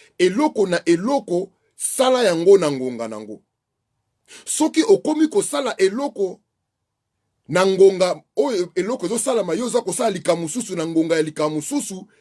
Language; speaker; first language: Lingala; non-native, local second language; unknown